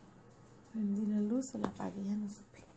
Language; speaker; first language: Spanish; native; Spanish